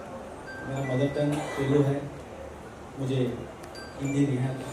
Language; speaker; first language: Hindi; non-native, local second language; Telugu